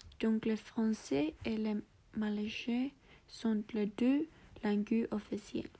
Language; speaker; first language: French; non-native, learner; English